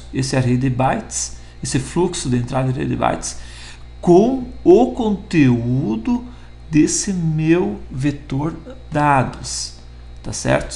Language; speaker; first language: Portuguese; native; Portuguese